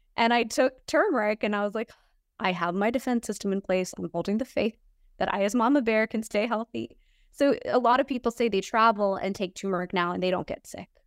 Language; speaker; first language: English; native; English